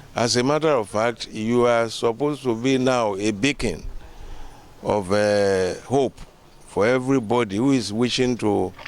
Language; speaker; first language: English; non-native, local second language; Yoruba